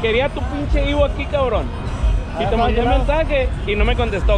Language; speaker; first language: Spanish; native; Spanish